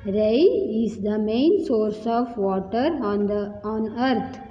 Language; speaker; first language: English; non-native, local second language; Kannada